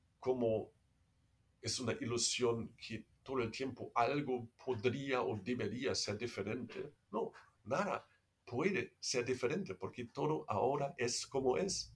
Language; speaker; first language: Spanish; non-native, fluent; German